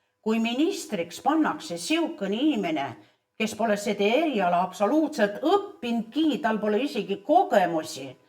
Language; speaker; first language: Estonian; early bilingual, heritage; Estonian